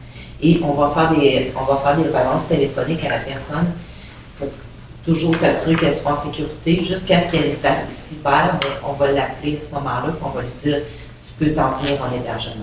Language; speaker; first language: French; native; French